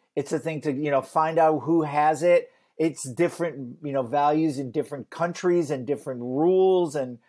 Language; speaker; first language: English; native; English